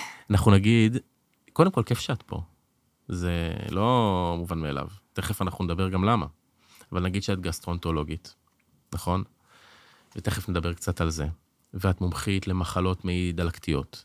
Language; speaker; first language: Hebrew; native; Hebrew